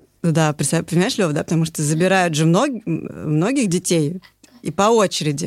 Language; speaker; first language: Russian; native; Russian